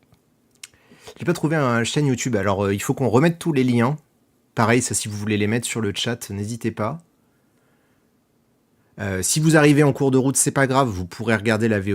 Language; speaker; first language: French; native; French